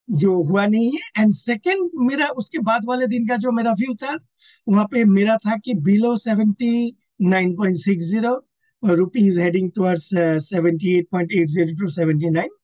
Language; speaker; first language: Hindi; non-native, local second language; Assamese